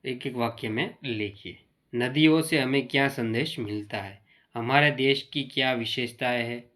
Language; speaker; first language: Hindi; non-native, local second language; Gujarati